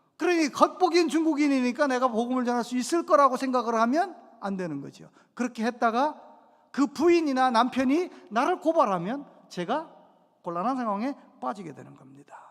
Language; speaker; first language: Korean; native; Korean